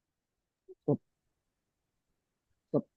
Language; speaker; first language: English; non-native, learner; Indonesian